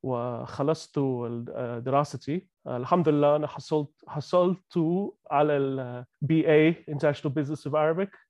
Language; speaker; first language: Arabic; non-native, learner; Kachhi